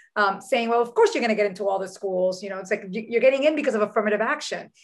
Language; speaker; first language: English; early bilingual, other home language; Spanish